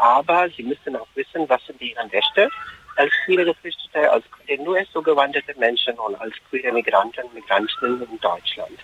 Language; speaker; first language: German; non-native, fluent; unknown